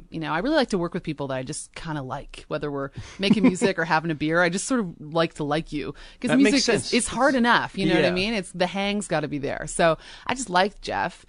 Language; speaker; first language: English; native; English